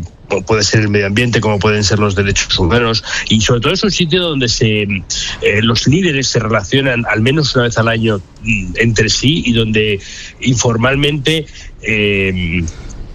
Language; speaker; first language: Spanish; native; Spanish